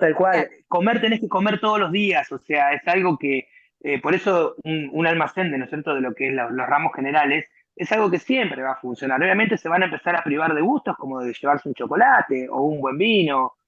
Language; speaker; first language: Spanish; native; Spanish